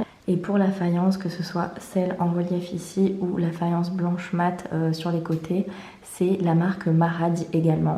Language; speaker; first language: French; native; French